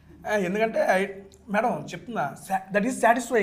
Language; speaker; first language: Telugu; native; Telugu